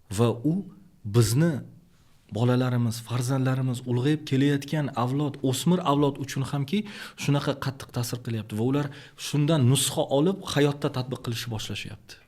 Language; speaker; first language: Uzbek; native; Uzbek